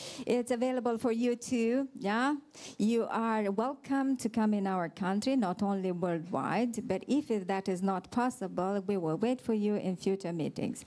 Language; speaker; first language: English; non-native, fluent; Romanian